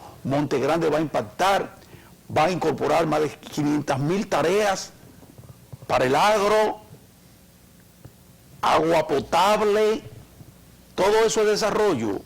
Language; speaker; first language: Spanish; native; Spanish